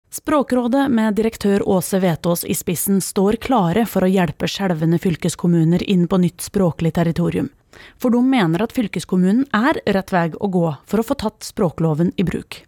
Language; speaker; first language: Norwegian; native; Norwegian